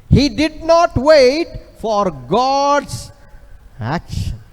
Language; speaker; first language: English; non-native, local second language; Tamil